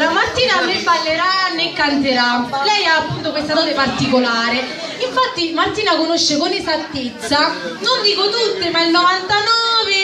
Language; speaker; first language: Italian; native; Italian